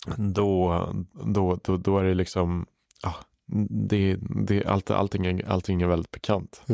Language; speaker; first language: Swedish; native; Swedish